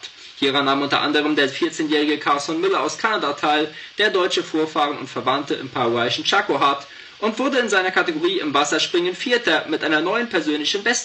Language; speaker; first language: German; native; German